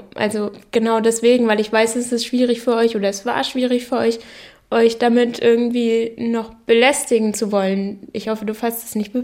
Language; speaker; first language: German; non-native, local second language; Danish